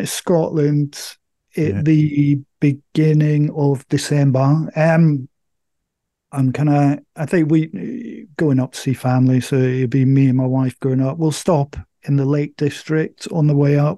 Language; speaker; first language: English; native; English